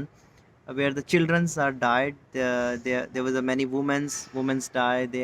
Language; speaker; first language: English; non-native, local second language; Hindi